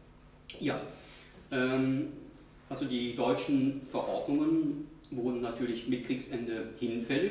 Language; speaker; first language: German; native; German